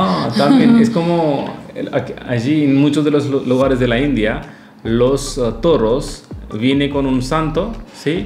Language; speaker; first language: Spanish; non-native, learner; Hindi